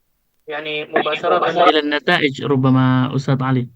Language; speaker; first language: Arabic; non-native, fluent; Indonesian